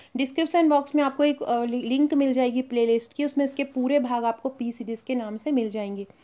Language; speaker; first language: Hindi; native; Hindi